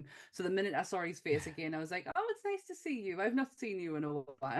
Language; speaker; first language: English; native; English